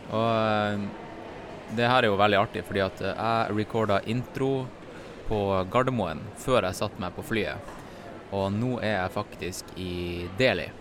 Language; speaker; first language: Norwegian; native; Norwegian